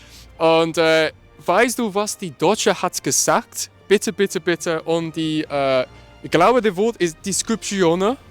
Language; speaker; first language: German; non-native, learner; English